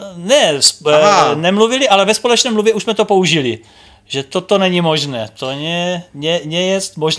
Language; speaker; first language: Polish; non-native, learner; Czech